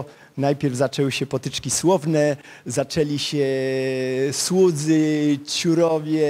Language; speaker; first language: Polish; native; Polish